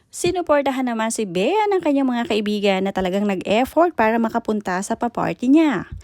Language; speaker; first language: Filipino; native; Filipino